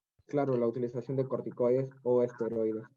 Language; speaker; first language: Spanish; native; Spanish